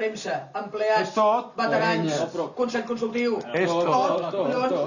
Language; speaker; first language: Catalan; native; Catalan